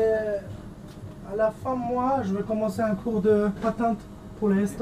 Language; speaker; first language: French; non-native, learner; Turkish